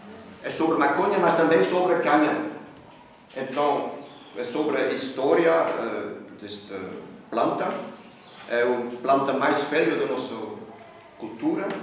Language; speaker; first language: Portuguese; non-native, fluent; Dutch